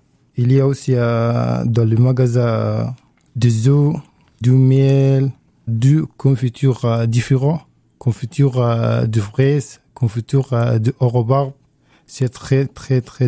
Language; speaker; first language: French; non-native, learner; Arabic